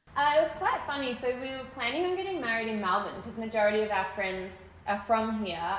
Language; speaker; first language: English; native; English